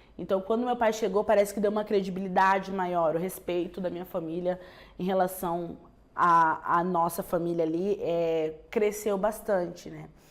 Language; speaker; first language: Portuguese; early bilingual, other home language; French